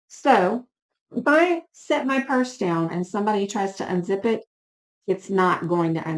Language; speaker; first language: English; native; English